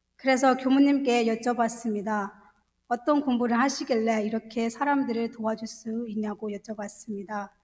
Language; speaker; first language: Korean; non-native, fluent; Burmese